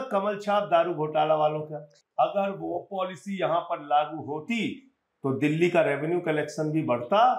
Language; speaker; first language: Hindi; native; Hindi